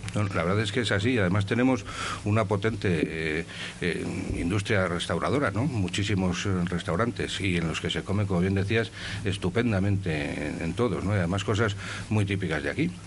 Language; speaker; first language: Spanish; native; Spanish